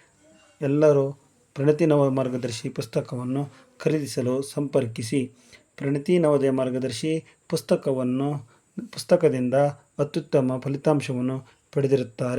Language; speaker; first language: Kannada; native; Kannada